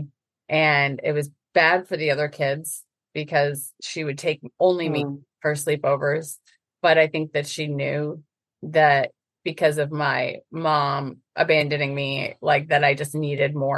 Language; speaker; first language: English; native; English